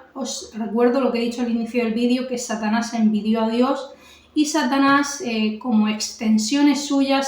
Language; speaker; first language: Spanish; native; Spanish